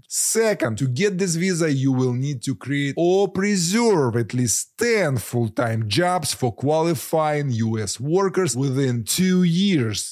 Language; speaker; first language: English; non-native, fluent; Ukrainian